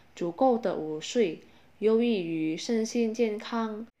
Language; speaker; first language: Chinese; non-native, fluent; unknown